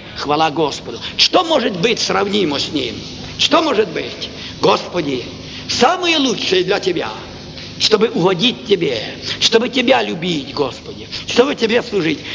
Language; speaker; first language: Russian; non-native, local second language; Ukrainian